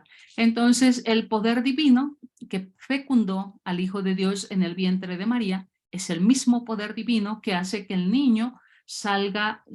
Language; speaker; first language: Spanish; native; Spanish